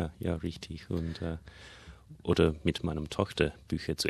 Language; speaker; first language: German; non-native, learner; English